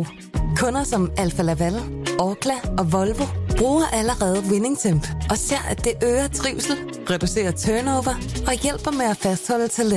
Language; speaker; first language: Danish; native; Danish